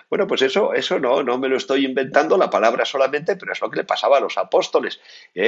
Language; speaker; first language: Spanish; native; Spanish